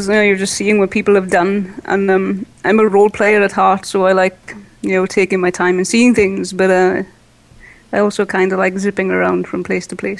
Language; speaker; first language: English; native; English